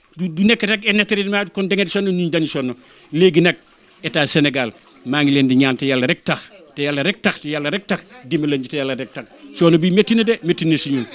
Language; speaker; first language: Wolof; non-native, local second language; Fula